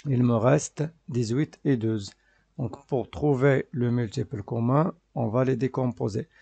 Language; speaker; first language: French; non-native, local second language; Arabic